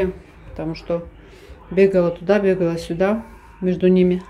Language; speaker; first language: Russian; native; Russian